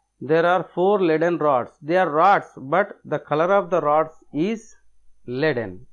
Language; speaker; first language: English; non-native, local second language; Telugu